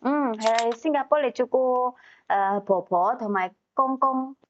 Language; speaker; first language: Cantonese; native; Cantonese